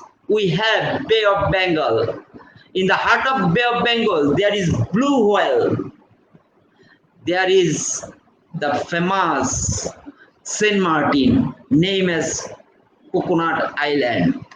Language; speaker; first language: English; non-native, fluent; Bangla